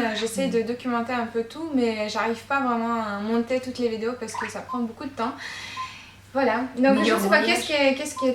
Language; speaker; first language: French; non-native, fluent; Russian